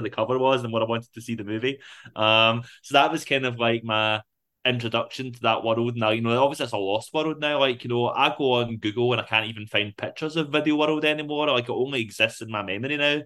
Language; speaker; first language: English; native; English